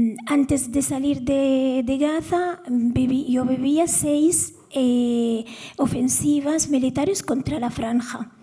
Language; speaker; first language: Spanish; non-native, fluent; Arabic